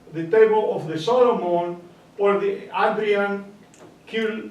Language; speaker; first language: English; non-native, learner; Greek